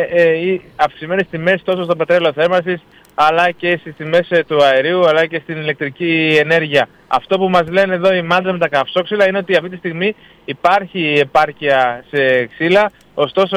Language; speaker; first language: Greek; native; Greek